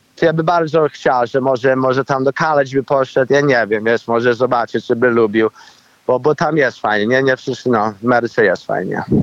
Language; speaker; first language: Polish; early bilingual, heritage; Polish